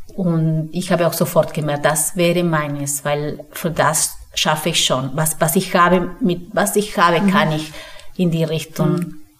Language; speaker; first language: German; non-native, fluent; Spanish